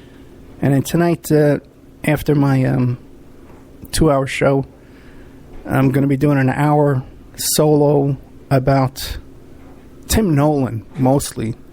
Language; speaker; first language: English; native; English